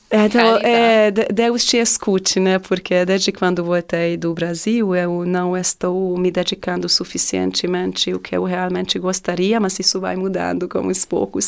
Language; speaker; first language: Portuguese; non-native, fluent; Hungarian